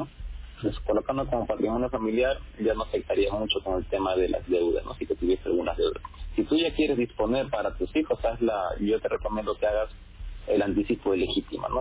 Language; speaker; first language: Spanish; native; Spanish